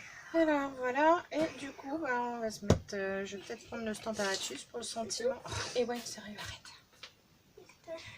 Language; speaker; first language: French; native; French